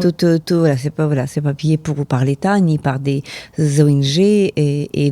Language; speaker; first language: French; non-native, fluent; Ukrainian